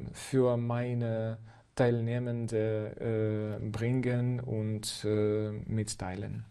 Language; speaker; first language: German; non-native, fluent; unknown